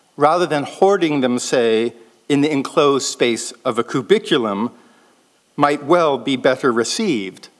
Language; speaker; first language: English; native; English